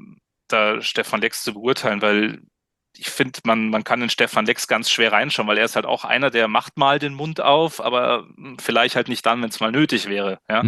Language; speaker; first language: German; native; German